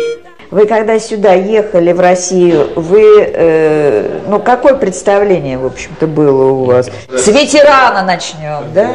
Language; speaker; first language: Russian; native; Russian